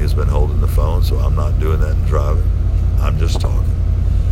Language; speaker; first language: English; native; English